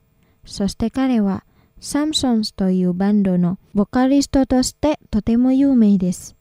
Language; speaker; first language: Japanese; non-native, fluent; Indonesian